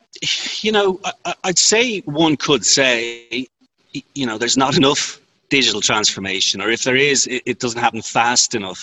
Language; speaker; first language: English; native; English